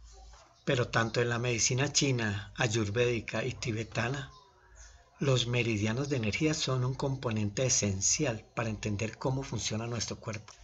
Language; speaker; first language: Spanish; native; Spanish